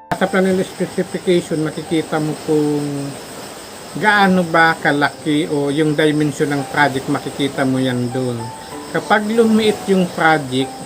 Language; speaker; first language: Filipino; non-native, local second language; Bikol